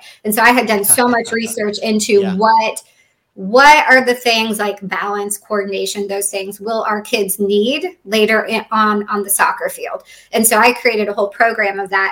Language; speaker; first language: English; native; English